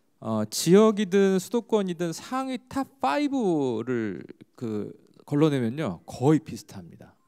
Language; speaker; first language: Korean; native; Korean